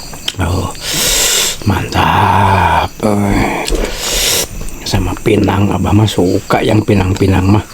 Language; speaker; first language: Indonesian; non-native, local second language; Sundanese